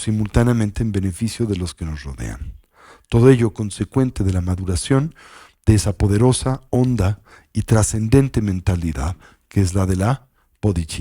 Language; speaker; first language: Spanish; native; Spanish